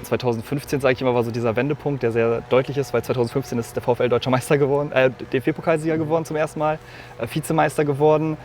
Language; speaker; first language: German; native; German